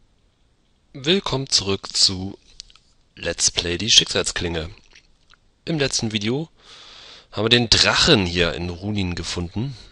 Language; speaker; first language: German; native; German